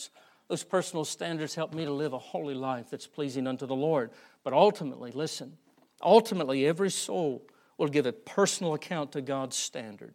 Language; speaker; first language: English; native; English